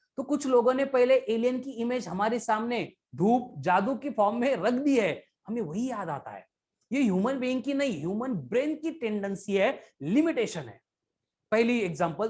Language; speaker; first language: Hindi; non-native, local second language; Marathi